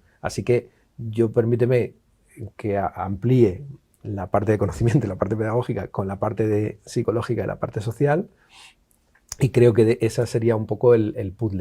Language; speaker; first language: Spanish; native; Spanish